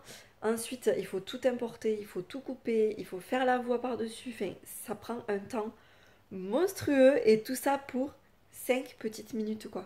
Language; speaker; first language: French; native; French